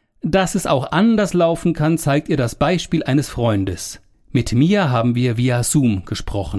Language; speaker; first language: German; native; German